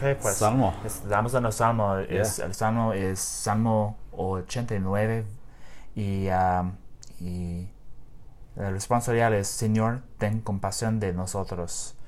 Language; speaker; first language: Spanish; non-native, learner; English